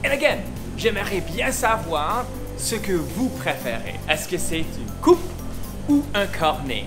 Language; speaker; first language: French; non-native, learner; English